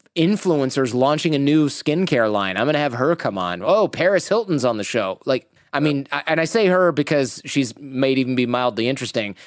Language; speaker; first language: English; native; English